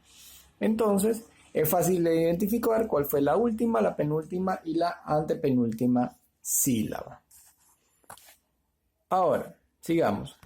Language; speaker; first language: Spanish; native; Spanish